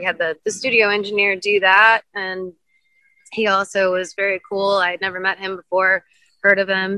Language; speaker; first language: English; native; English